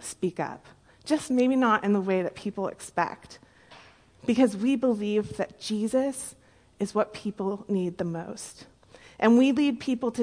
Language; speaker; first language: English; native; English